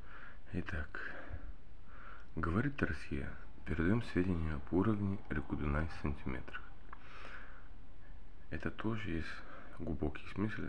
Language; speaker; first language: Russian; non-native, learner; Bulgarian